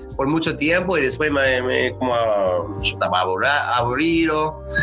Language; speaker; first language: Spanish; non-native, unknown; English